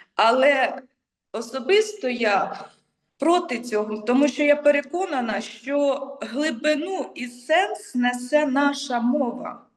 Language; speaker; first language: Ukrainian; native; Ukrainian